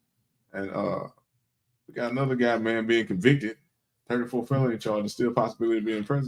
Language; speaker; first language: English; native; English